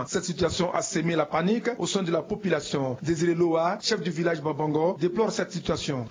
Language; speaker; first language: French; non-native, local second language; Sango